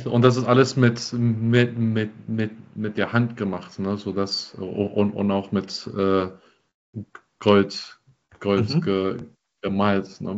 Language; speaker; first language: German; non-native, fluent; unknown